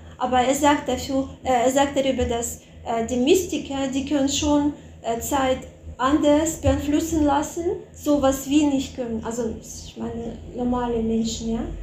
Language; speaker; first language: German; non-native, fluent; Russian